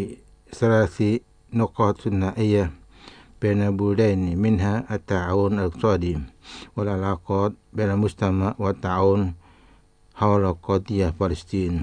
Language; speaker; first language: Arabic; non-native, fluent; Indonesian